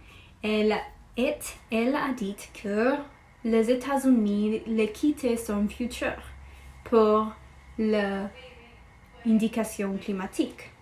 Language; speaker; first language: French; non-native, learner; English